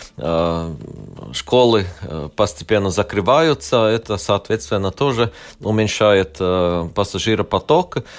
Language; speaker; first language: Russian; non-native, local second language; Latvian